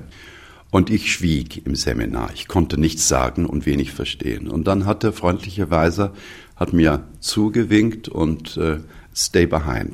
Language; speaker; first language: German; non-native, fluent; English